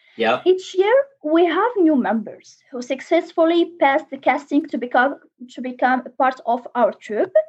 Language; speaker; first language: English; non-native, learner; Arabic